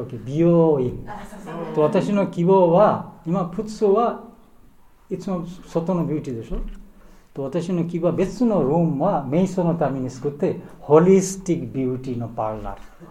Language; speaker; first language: Japanese; non-native, learner; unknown